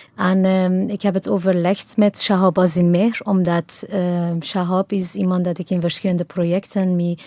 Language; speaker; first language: Dutch; non-native, fluent; Persian